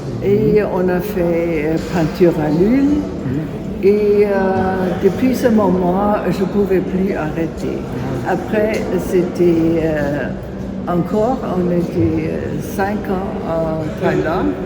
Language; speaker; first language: French; non-native, fluent; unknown